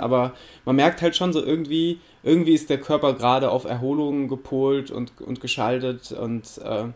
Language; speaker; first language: German; native; German